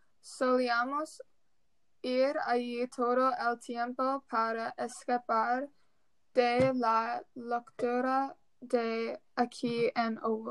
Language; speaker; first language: Spanish; non-native, learner; English